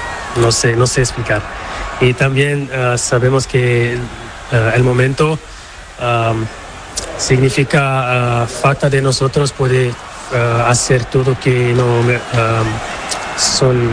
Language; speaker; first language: Spanish; non-native, learner; Portuguese